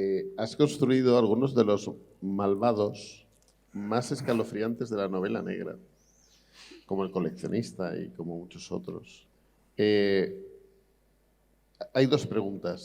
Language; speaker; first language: Spanish; native; Spanish